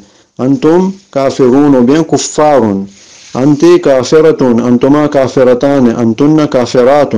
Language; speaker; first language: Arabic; non-native, fluent; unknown